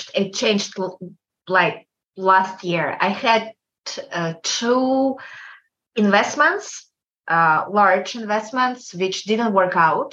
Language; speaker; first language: English; non-native, fluent; Kazakh